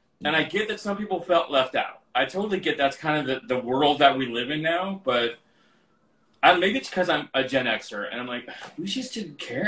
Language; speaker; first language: English; native; English